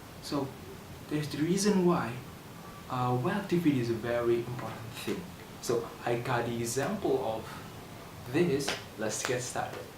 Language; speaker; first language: English; non-native, learner; Indonesian